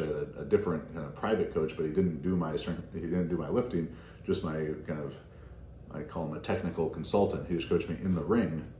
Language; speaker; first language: English; native; English